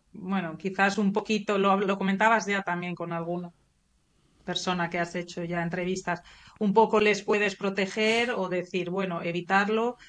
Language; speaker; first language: Spanish; native; Spanish